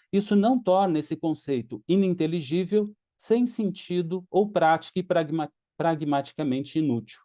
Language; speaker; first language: Portuguese; native; Portuguese